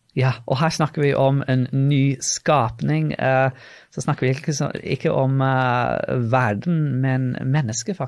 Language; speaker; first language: Norwegian; non-native, fluent; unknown